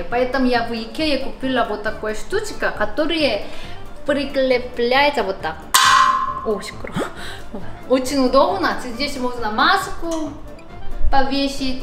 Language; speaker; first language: Russian; non-native, fluent; Korean